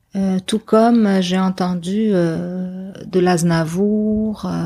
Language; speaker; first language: French; non-native, local second language; Arabic